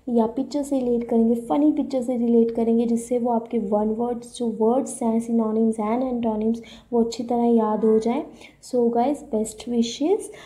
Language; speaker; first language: Hindi; native; Hindi